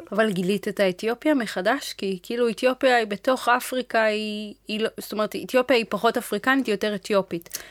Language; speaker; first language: Hebrew; early bilingual, other home language; Amharic